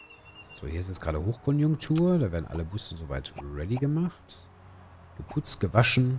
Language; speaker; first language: German; native; German